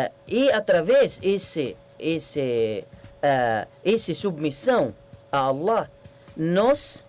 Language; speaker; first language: Portuguese; non-native, learner; Arabic